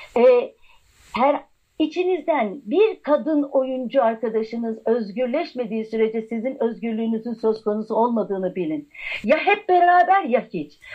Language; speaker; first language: Turkish; native; Turkish